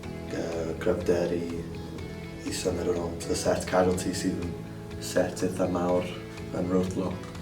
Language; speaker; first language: Welsh; non-native, local second language; English